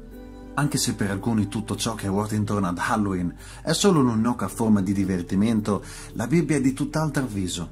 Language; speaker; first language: Italian; native; Italian